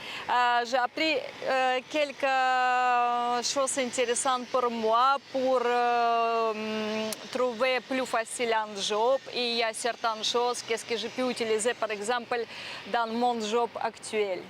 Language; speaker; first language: French; non-native, learner; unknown